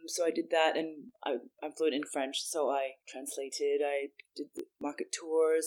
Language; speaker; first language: English; native; English